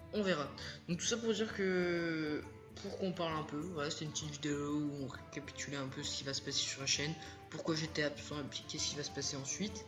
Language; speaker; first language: French; native; French